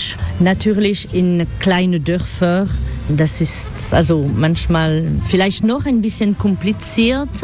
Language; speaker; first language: German; non-native, fluent; French